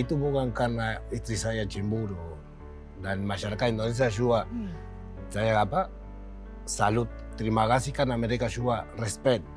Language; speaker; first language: Indonesian; non-native, learner; Spanish